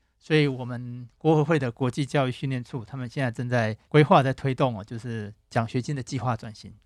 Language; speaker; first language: Chinese; native; Chinese